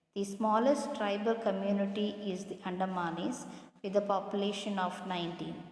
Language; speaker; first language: English; non-native, local second language; Kannada